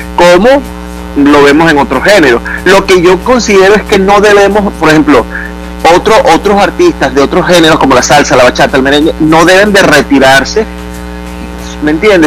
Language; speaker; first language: Spanish; native; Spanish